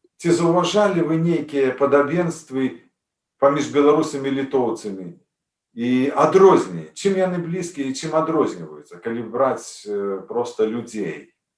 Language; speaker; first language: Belarusian; native; Belarusian